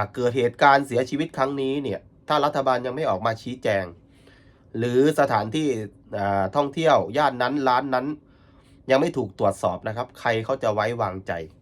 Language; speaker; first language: Thai; native; Thai